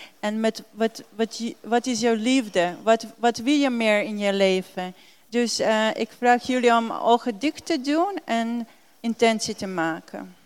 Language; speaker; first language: Dutch; non-native, learner; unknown